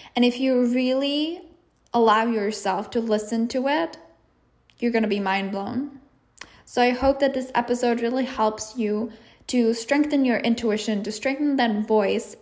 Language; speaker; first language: English; non-native, fluent; Czech